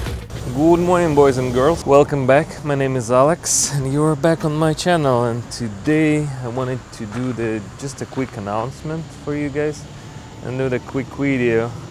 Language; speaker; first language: English; non-native, fluent; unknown